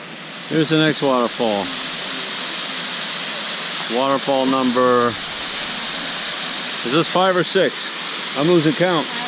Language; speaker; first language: English; native; English